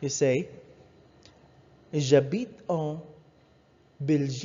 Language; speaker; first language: French; non-native, learner; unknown